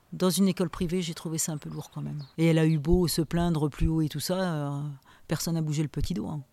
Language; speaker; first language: French; native; French